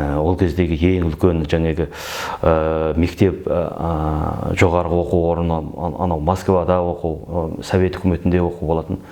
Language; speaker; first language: Kazakh; early bilingual, heritage; Kazakh